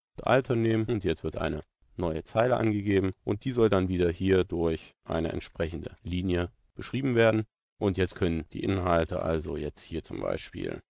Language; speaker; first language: German; native; German